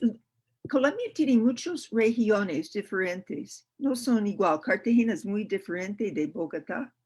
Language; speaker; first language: Spanish; non-native, learner; English